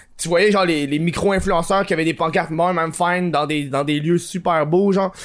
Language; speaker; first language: French; native; French